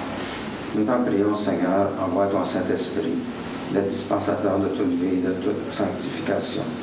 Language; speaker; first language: French; native; French